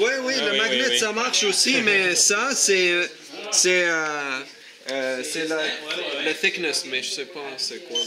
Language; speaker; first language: French; non-native, learner; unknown